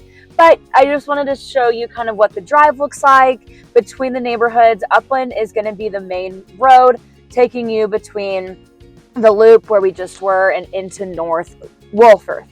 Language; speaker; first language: English; native; English